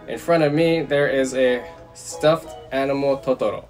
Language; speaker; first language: English; native; English